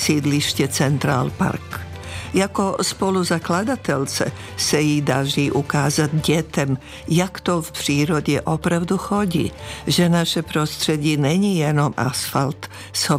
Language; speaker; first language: Czech; non-native, fluent; Serbian